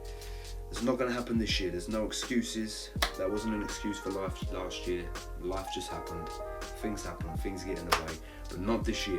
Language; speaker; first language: English; native; English